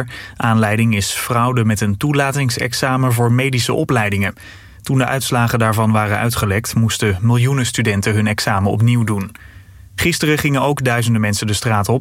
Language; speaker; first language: Dutch; native; Dutch